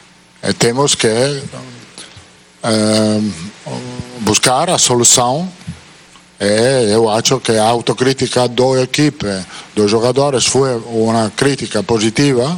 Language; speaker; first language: Portuguese; non-native, fluent; Italian